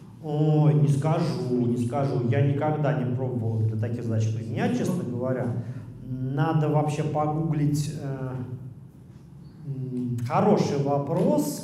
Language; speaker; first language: Russian; native; Russian